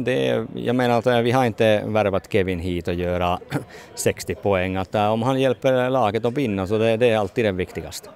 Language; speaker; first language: Swedish; non-native, fluent; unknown